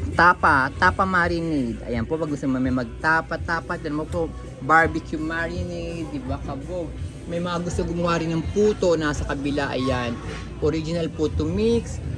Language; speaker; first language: Filipino; native; Filipino